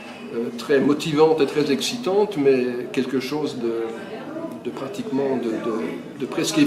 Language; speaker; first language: French; early bilingual, other home language; Hungarian